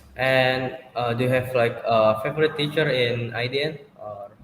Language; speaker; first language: English; non-native, fluent; Indonesian